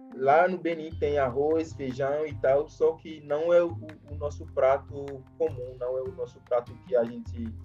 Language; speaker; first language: Portuguese; non-native, fluent; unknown